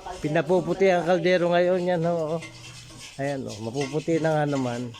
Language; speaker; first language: Filipino; native; Filipino